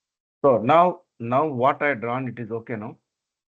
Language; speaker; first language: English; non-native, learner; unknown